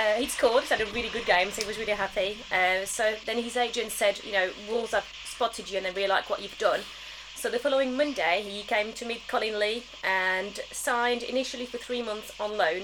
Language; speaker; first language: English; early bilingual, other home language; French